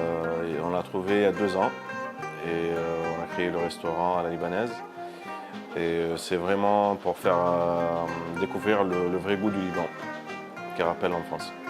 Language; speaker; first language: French; non-native, local second language; Arabic